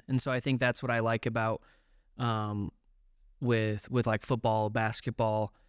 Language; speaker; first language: English; native; English